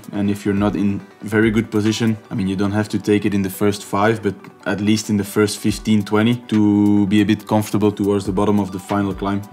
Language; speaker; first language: English; non-native, fluent; Dutch